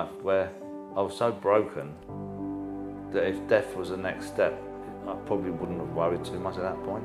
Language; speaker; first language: English; native; English